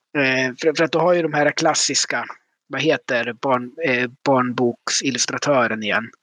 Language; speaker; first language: Swedish; native; Swedish